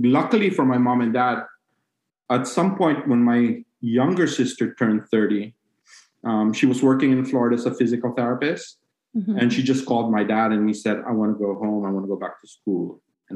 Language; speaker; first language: English; non-native, local second language; Cebuano